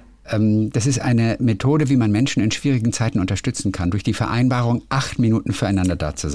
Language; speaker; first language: German; native; German